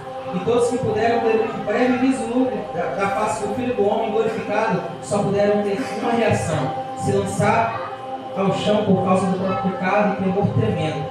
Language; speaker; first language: Portuguese; native; Portuguese